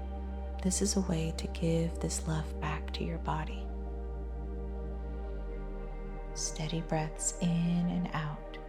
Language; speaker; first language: English; native; English